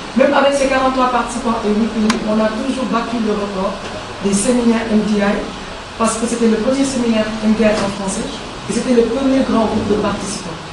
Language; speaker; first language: French; non-native, local second language; Wolof